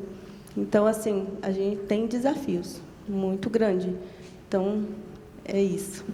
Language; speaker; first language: Portuguese; non-native, local second language; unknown